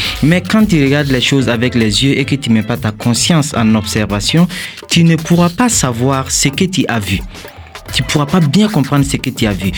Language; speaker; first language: French; non-native, local second language; Mossi